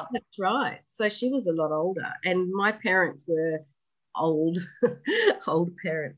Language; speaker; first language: English; native; English